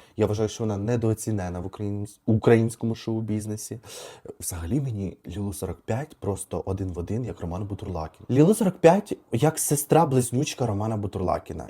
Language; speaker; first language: Ukrainian; native; Ukrainian